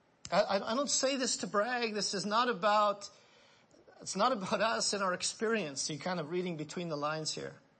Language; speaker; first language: English; native; English